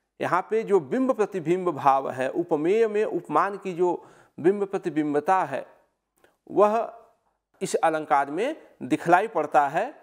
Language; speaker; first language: Hindi; native; Hindi